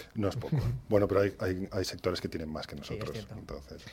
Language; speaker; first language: Spanish; native; Spanish